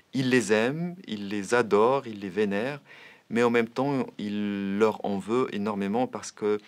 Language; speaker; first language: French; non-native, local second language; Arabic